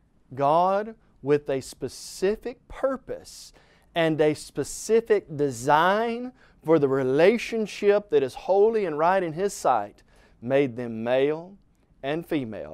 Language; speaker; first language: English; native; English